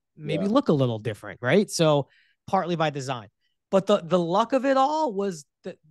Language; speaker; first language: English; native; English